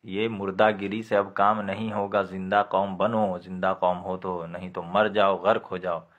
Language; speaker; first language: Urdu; native; Urdu